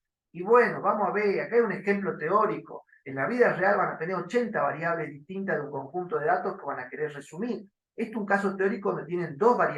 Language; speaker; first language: Spanish; native; Spanish